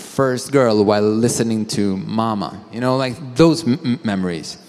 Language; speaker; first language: English; non-native, fluent; Swedish